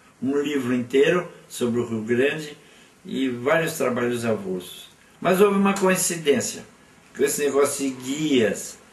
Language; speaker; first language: Portuguese; native; Portuguese